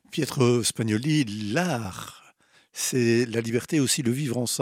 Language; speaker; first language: French; native; French